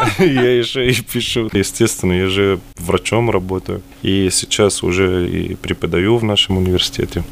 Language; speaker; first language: Russian; early bilingual, other home language; Arabic